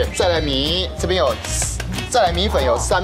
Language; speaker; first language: Chinese; native; Chinese